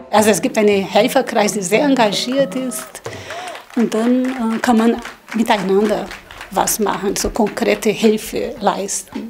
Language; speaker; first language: German; non-native, learner; Portuguese